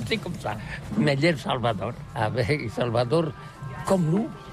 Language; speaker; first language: French; non-native, learner; Catalan